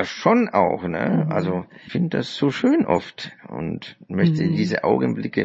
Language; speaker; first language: German; native; German